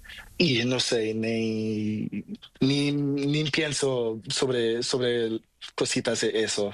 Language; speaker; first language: Spanish; non-native, learner; Portuguese